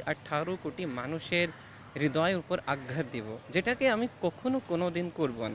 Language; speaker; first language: Bangla; non-native, fluent; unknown